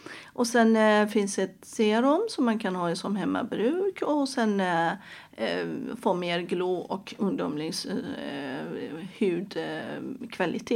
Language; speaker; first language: Swedish; non-native, fluent; Persian